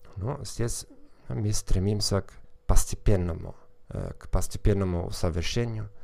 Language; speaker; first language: Russian; non-native, fluent; German